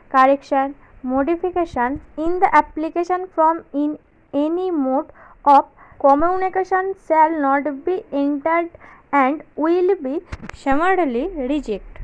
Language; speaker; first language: English; non-native, local second language; Bangla